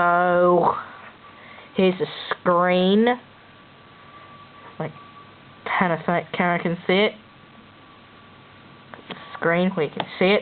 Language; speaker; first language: English; native; English